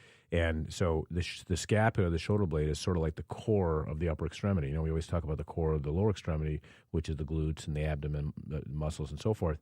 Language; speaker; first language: English; native; English